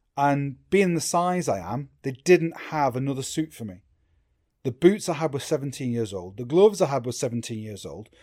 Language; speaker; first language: English; native; English